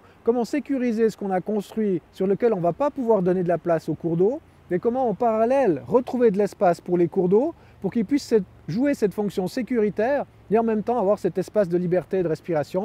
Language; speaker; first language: French; native; French